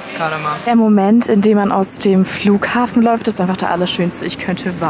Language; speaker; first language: German; native; German